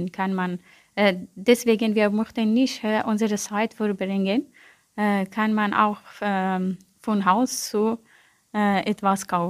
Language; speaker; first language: German; non-native, learner; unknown